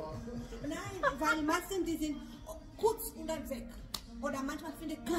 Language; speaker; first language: German; non-native, learner; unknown